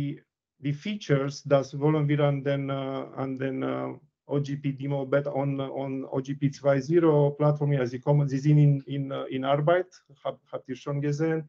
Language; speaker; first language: German; non-native, learner; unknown